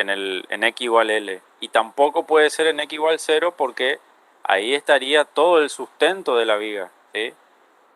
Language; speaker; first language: Spanish; native; Spanish